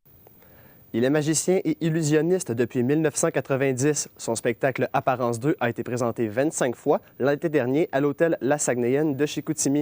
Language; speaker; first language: French; native; French